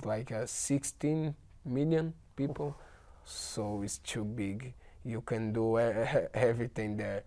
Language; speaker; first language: English; non-native, learner; Portuguese